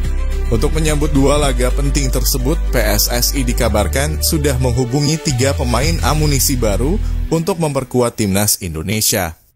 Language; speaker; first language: Indonesian; native; Indonesian